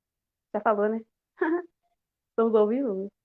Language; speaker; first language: Portuguese; native; Portuguese